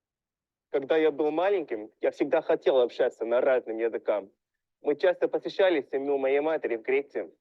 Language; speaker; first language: Russian; non-native, fluent; English